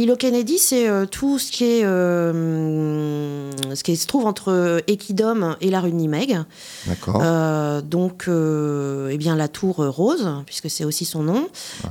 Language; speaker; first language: French; native; French